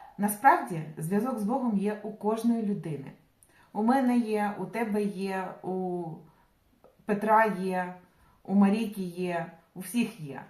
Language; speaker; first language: Ukrainian; non-native, local second language; Russian